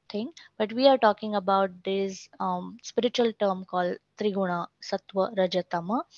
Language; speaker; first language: English; non-native, local second language; Marathi